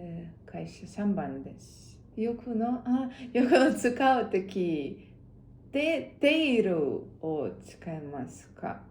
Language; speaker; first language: Japanese; non-native, learner; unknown